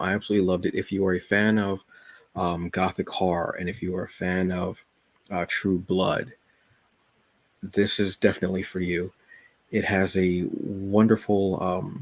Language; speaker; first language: English; native; English